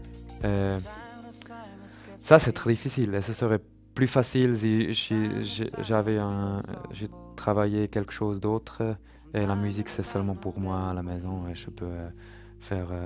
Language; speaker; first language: French; non-native, learner; German